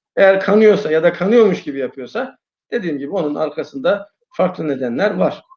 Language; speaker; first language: Turkish; non-native, fluent; Uyghur